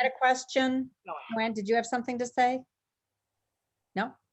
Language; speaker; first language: English; native; English